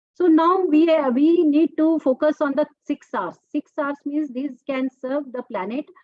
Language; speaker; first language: English; non-native, local second language; Telugu